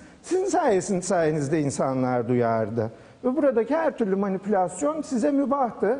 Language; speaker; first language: Turkish; native; Turkish